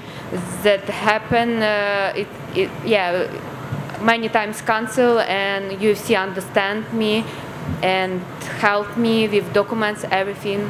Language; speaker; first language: English; non-native, learner; Ukrainian